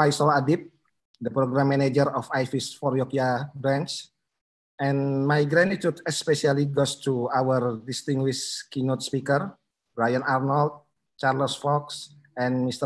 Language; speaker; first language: English; non-native, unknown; Indonesian